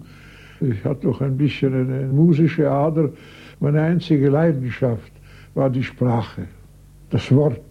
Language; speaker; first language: German; native; German